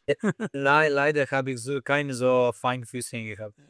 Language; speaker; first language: German; non-native, fluent; Slovenian